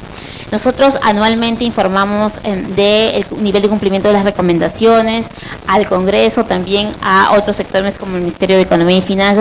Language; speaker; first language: Spanish; native; Spanish